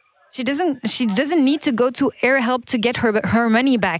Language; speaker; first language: English; non-native, fluent; French